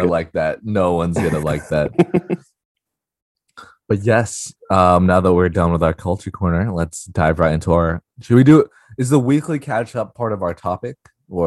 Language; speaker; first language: English; non-native, local second language; Cantonese